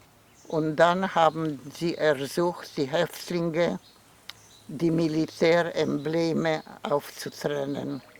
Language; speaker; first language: German; non-native, fluent; Polish